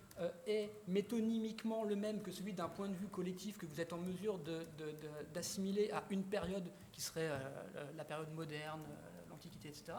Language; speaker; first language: French; native; French